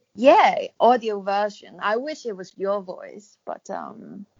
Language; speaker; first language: English; non-native, fluent; Chinese